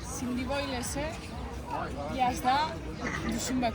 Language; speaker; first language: Turkish; non-native, learner; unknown